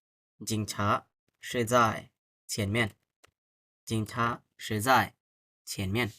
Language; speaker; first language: Chinese; non-native, fluent; Bangla